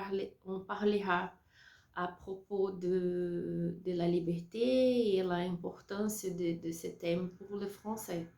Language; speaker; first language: French; non-native, learner; Portuguese